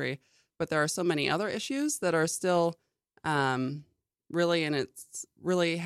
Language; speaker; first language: English; native; English